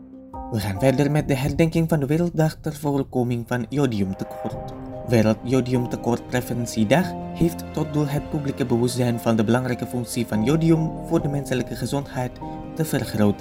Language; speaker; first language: Dutch; non-native, fluent; Indonesian